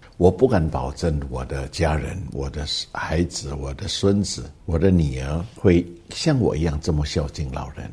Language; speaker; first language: Chinese; early bilingual, heritage; Hakka Chinese